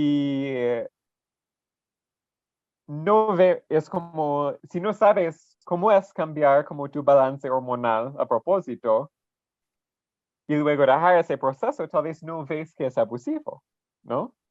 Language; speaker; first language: Spanish; non-native, fluent; English